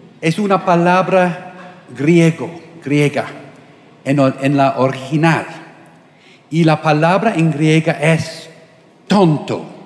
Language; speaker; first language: Spanish; non-native, learner; English